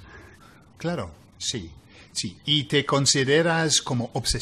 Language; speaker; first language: Spanish; non-native, fluent; English